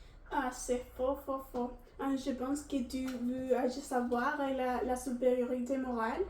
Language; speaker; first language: French; non-native, learner; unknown